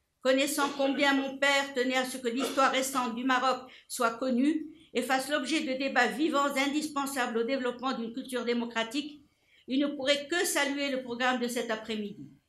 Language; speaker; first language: French; non-native, local second language; Arabic